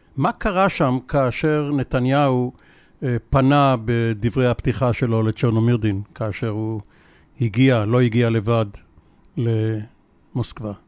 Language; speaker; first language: Hebrew; native; Hebrew